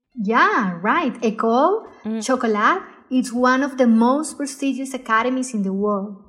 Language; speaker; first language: English; non-native, fluent; Spanish